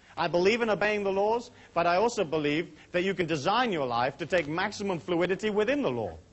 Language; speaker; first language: English; native; English